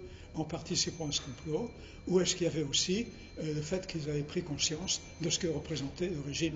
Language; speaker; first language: French; native; French